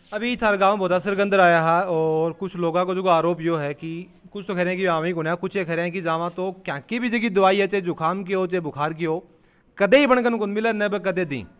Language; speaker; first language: Hindi; native; Hindi